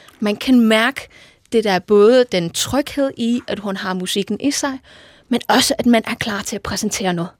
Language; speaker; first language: Danish; non-native, fluent; English